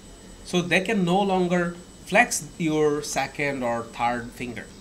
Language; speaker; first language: English; non-native, local second language; Bangla